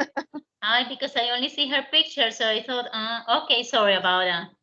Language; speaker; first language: English; non-native, learner; Spanish